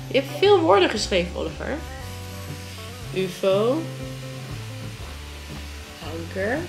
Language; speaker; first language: Dutch; native; Dutch